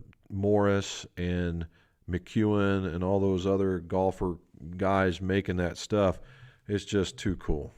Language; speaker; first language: English; native; English